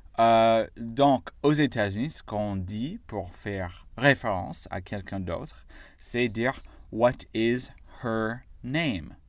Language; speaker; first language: French; non-native, fluent; English